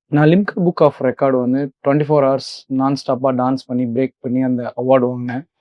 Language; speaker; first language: Tamil; native; Tamil